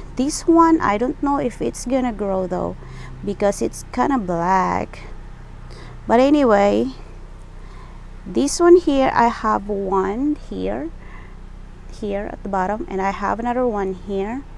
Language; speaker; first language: English; non-native, local second language; Filipino